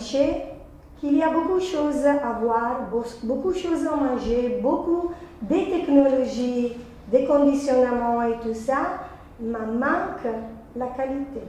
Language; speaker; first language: French; non-native, fluent; Italian